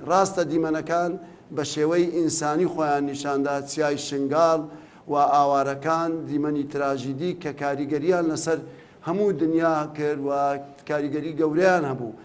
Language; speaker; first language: Central Kurdish; native; Central Kurdish